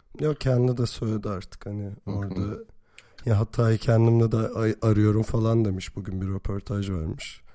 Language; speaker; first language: Turkish; native; Turkish